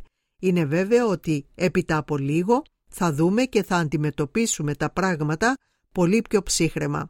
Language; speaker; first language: Greek; native; Greek